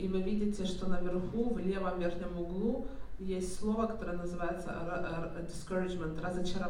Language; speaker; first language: Russian; native; Russian